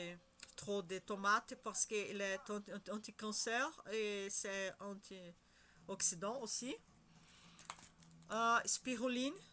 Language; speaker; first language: French; non-native, learner; Spanish